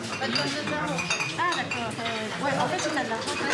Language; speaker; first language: French; native; French